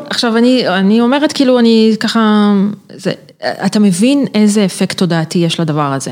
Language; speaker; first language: Hebrew; native; Hebrew